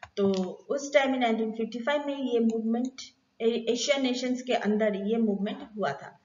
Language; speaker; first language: Hindi; non-native, local second language; Bangla